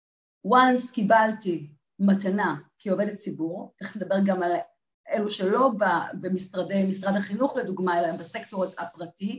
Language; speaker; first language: Hebrew; native; Hebrew